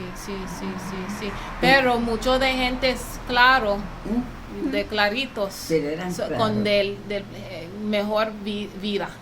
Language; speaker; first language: Spanish; early bilingual, heritage; English